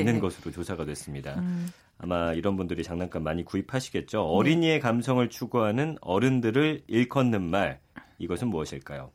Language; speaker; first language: Korean; native; Korean